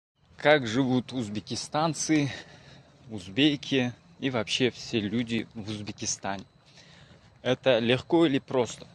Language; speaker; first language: Russian; non-native, local second language; Uzbek